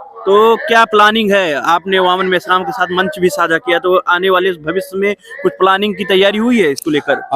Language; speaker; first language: Hindi; native; Hindi